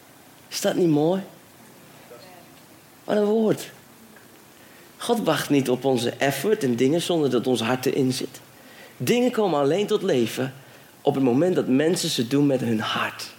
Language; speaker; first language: Dutch; native; Dutch